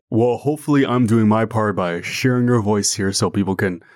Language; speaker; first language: English; non-native, fluent; French